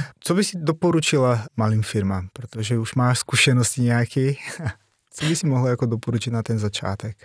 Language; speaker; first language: Czech; non-native, fluent; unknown